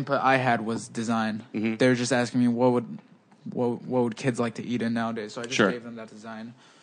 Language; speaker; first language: English; early bilingual, other home language; Spanish